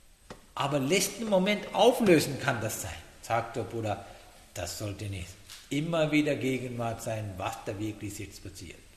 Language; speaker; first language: German; non-native, fluent; Sinhala